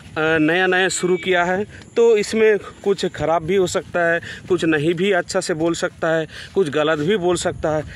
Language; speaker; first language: Hindi; non-native, local second language; Bangla